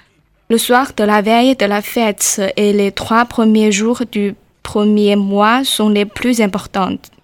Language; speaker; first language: French; non-native, learner; Chinese